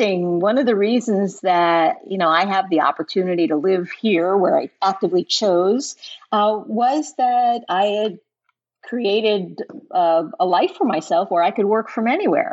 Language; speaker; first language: English; native; English